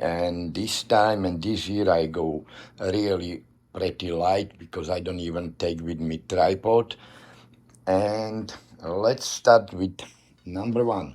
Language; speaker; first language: English; non-native, learner; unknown